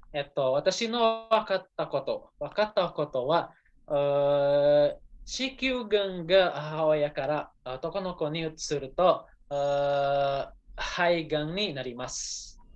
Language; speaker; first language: Japanese; non-native, learner; Indonesian